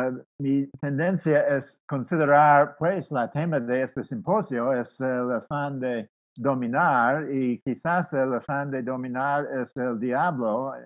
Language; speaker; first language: Spanish; non-native, fluent; English